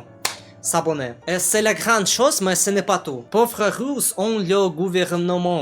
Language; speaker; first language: French; non-native, learner; Russian